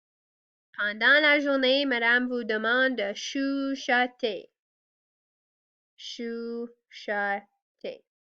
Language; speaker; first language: French; non-native, fluent; English